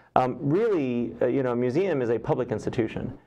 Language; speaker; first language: English; native; English